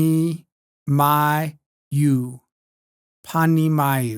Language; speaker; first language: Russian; non-native, learner; English